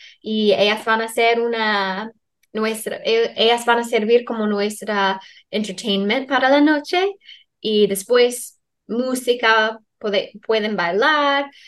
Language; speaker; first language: Spanish; non-native, fluent; English